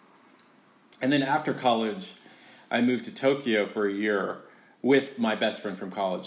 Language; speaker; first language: English; native; English